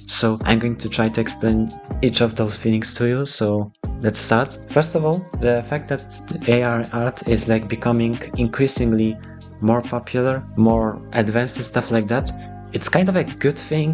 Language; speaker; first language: English; non-native, fluent; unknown